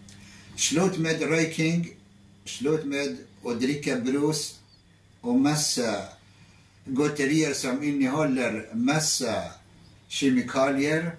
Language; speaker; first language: Norwegian; non-native, fluent; Arabic